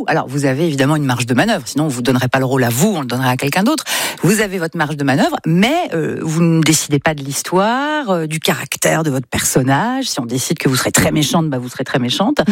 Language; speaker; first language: French; native; French